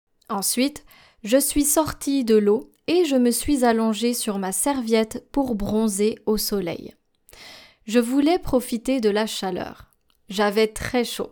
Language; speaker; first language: French; non-native, fluent; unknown